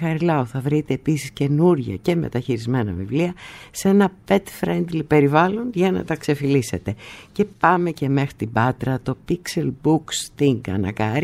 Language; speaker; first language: Greek; native; Greek